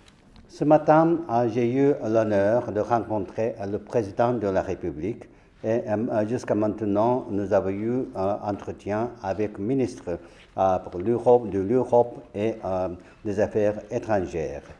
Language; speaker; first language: French; non-native, fluent; Japanese